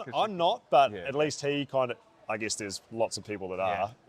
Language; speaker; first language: English; native; English